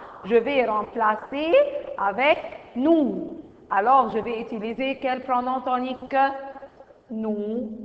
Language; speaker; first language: French; non-native, fluent; Arabic